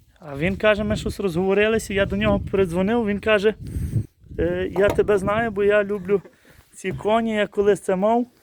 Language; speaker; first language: Ukrainian; native; Ukrainian